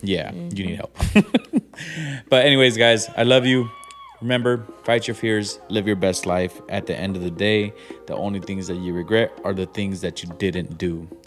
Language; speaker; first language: English; native; English